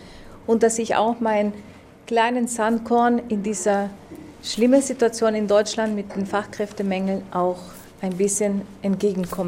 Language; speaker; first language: German; non-native, fluent; Spanish